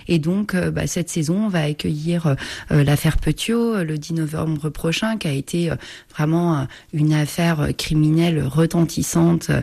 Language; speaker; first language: French; native; French